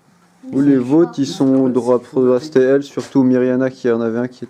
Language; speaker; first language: French; native; French